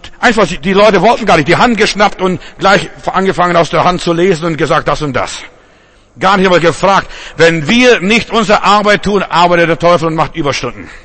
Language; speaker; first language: German; non-native, fluent; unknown